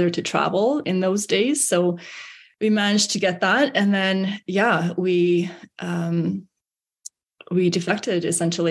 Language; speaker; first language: English; early bilingual, other home language; Hungarian